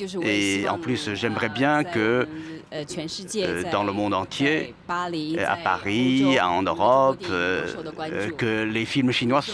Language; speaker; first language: French; non-native, fluent; Chinese